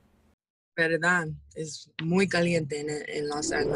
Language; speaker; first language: Spanish; early bilingual, heritage; English